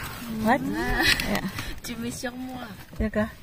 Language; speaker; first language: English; non-native, local second language; Filipino